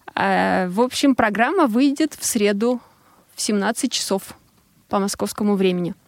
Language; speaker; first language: Russian; native; Russian